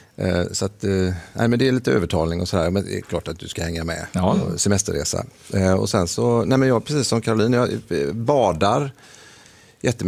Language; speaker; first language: Swedish; native; Swedish